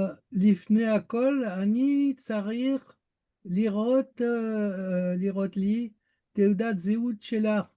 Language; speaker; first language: Hebrew; non-native, learner; French